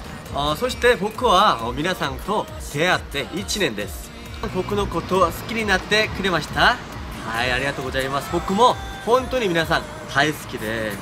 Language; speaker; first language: Japanese; non-native, learner; Korean